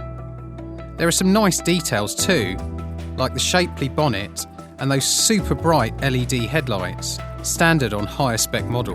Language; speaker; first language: English; native; English